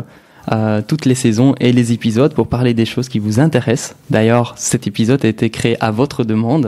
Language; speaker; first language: French; native; French